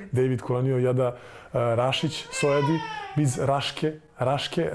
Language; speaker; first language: Turkish; non-native, fluent; Serbian